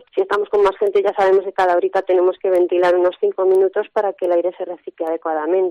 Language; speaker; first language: Spanish; native; Spanish